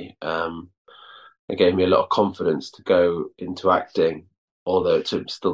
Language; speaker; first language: English; native; English